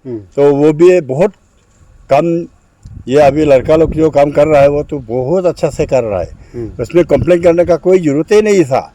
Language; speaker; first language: Hindi; non-native, local second language; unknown